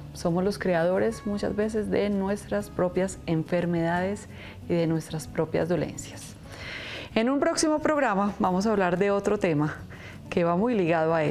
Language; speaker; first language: Spanish; native; Spanish